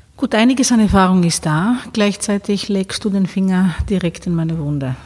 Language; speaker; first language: German; non-native, fluent; Greek